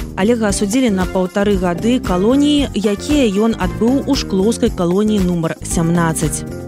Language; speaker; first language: Belarusian; native; Belarusian